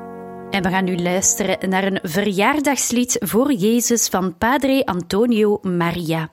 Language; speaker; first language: Dutch; native; Dutch